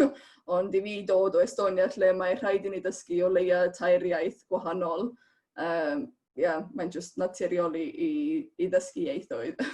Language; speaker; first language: Welsh; non-native, fluent; Estonian